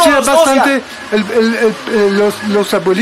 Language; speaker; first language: Spanish; non-native, learner; French